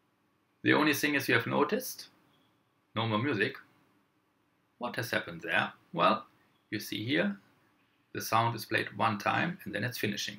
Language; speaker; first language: English; non-native, fluent; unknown